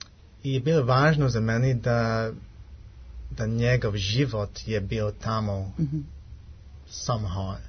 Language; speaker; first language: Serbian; non-native, learner; English